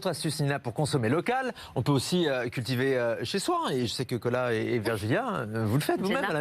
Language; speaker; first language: French; native; French